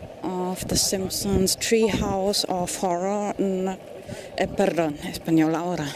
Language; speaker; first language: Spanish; non-native, fluent; German